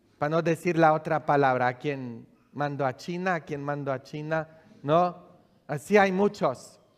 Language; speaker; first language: Spanish; non-native, fluent; Polish